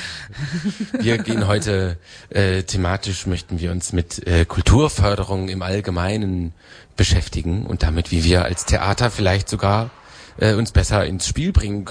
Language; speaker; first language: German; native; German